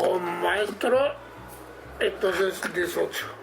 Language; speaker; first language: Spanish; non-native, learner; Japanese